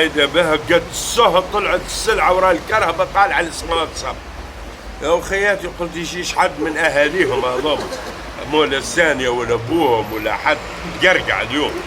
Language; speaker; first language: Arabic; native; Arabic